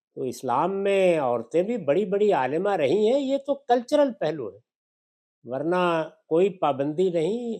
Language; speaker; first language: Urdu; non-native, local second language; Punjabi